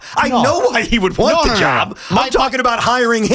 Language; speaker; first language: English; native; English